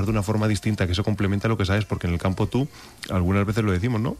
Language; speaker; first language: Spanish; native; Spanish